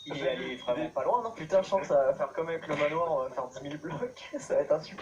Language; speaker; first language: French; native; French